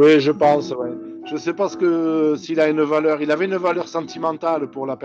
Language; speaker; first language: French; native; French